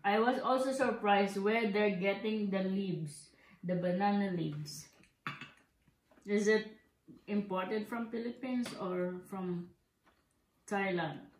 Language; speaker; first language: English; non-native, local second language; Filipino